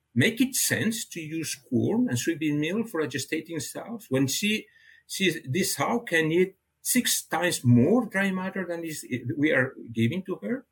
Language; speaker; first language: English; non-native, fluent; Catalan